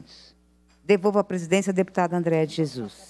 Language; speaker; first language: Portuguese; native; Portuguese